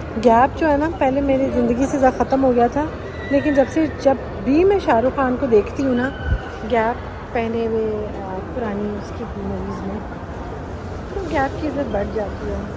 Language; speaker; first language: Urdu; non-native, local second language; Punjabi